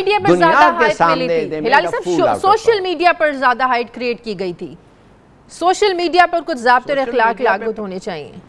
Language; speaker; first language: Urdu; native; Urdu